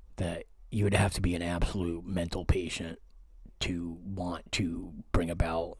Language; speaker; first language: English; native; English